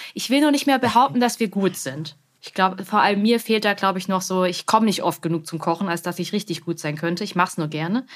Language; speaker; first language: German; early bilingual, other home language; Vietnamese